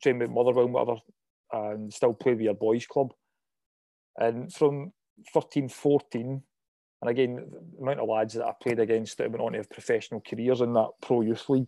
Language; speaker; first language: English; native; English